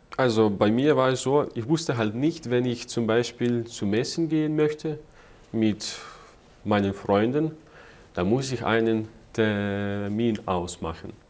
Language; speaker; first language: German; non-native, fluent; Ukrainian